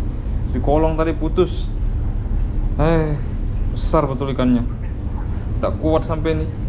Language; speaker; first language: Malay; non-native, local second language; Javanese